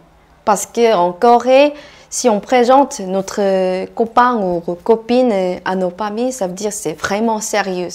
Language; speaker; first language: French; non-native, fluent; Korean